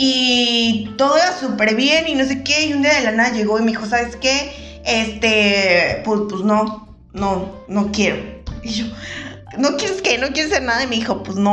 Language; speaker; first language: Spanish; native; Spanish